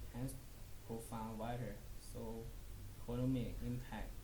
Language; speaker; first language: English; non-native, learner; Thai